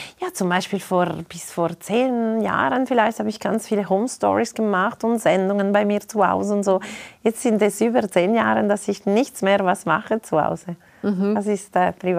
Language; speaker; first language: German; non-native, local second language; Italian